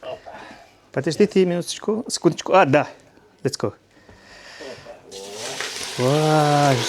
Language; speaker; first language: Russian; non-native, learner; Mongolian